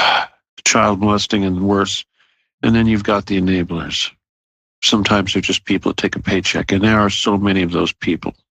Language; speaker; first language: English; native; English